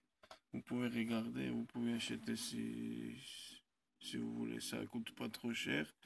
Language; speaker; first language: French; non-native, learner; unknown